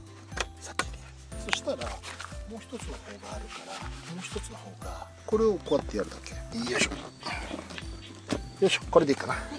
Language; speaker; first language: Japanese; native; Japanese